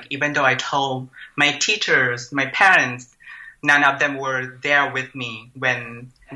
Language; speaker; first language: English; non-native, fluent; Thai